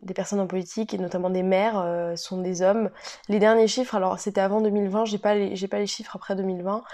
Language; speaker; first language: French; native; French